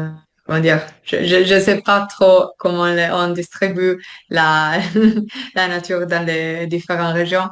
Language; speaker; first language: French; non-native, fluent; Italian